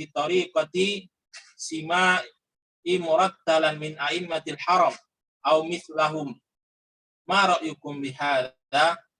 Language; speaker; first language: Indonesian; native; Indonesian